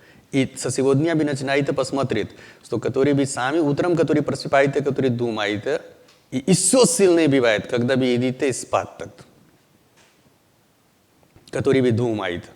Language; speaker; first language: Russian; non-native, learner; Hindi